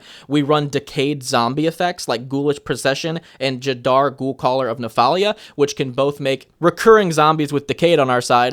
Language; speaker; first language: English; native; English